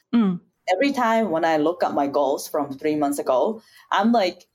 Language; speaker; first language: English; non-native, fluent; Japanese